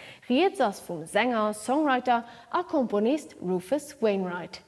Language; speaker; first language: German; non-native, local second language; Luxembourgish